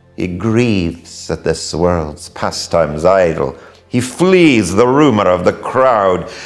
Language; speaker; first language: English; native; English